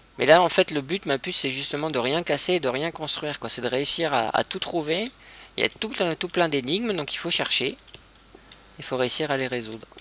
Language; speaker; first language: French; native; French